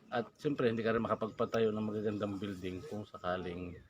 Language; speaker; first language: Filipino; native; Filipino